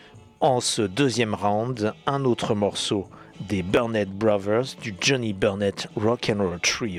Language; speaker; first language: French; native; French